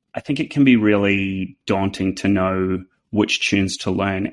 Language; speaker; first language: English; native; English